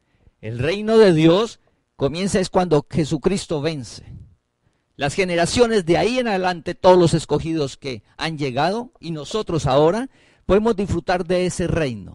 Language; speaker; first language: Spanish; native; Spanish